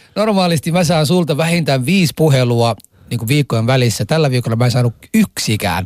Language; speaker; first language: Finnish; non-native, fluent; Somali